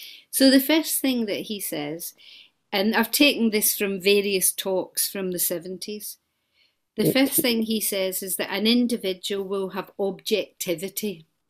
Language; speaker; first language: English; native; English